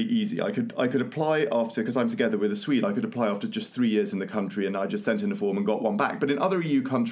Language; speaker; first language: English; native; English